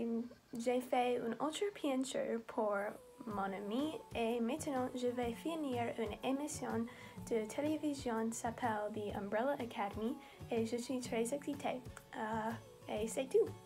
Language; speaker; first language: French; non-native, learner; English